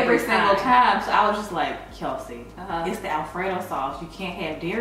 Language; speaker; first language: English; native; English